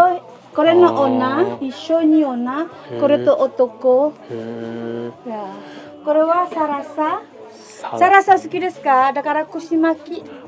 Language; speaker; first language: Japanese; non-native, learner; Indonesian